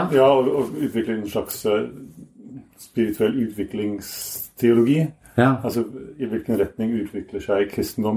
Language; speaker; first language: Norwegian; non-native, fluent; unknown